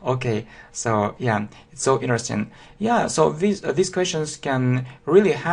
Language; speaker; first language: English; non-native, fluent; Russian